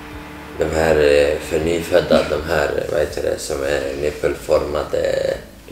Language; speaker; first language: Swedish; non-native, learner; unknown